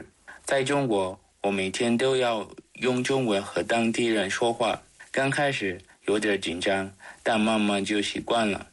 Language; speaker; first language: Chinese; non-native, fluent; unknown